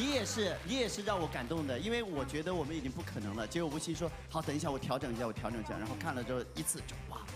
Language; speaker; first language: Chinese; native; Chinese